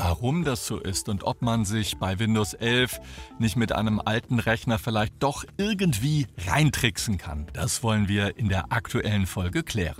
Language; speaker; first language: German; native; German